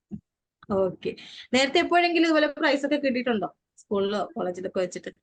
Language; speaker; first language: Malayalam; native; Malayalam